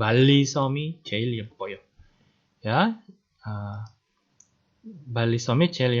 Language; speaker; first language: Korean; non-native, fluent; Indonesian